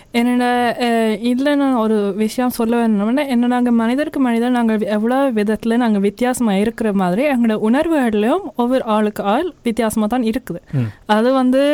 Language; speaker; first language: Tamil; early bilingual, heritage; Tamil